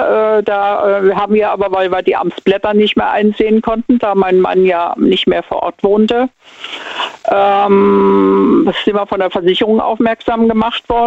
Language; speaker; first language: German; native; German